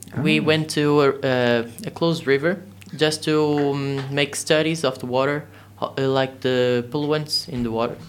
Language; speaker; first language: English; non-native, learner; Portuguese